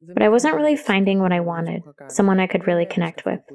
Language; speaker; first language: English; non-native, fluent; Greek